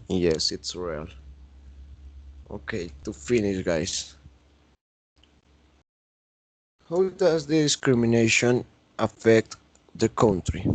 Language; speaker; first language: English; non-native, learner; Spanish